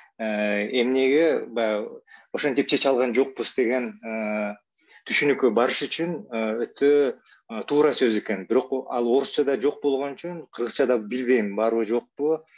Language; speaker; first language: Kyrgyz; non-native, local second language; Russian